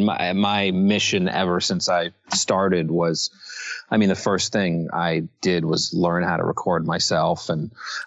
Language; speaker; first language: English; native; English